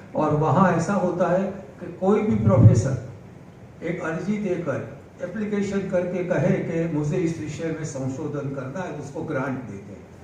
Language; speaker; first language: Hindi; non-native, local second language; Gujarati